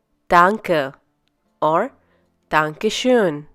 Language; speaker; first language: German; non-native, fluent; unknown